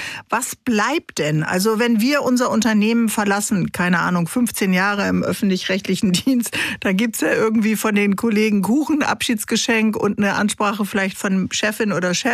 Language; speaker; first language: German; native; German